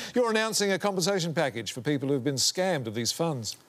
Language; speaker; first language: English; native; English